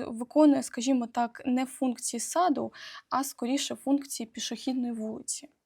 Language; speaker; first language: Ukrainian; native; Ukrainian